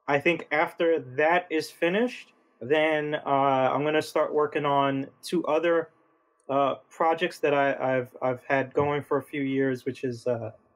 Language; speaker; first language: English; native; English